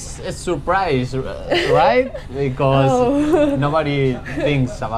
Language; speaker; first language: English; non-native, learner; Spanish